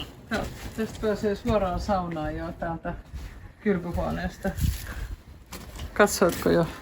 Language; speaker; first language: Finnish; native; Finnish